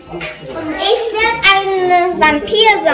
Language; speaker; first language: German; early bilingual, other home language; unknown